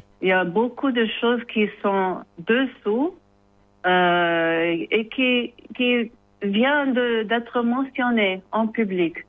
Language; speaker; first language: French; non-native, learner; English